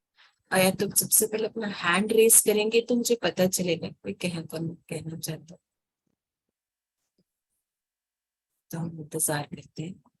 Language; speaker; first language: Hindi; native; Hindi